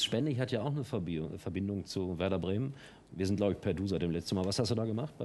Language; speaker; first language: German; native; German